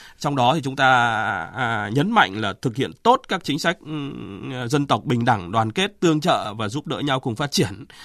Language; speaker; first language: Vietnamese; native; Vietnamese